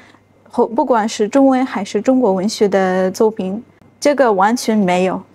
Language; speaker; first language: Chinese; non-native, fluent; Arabic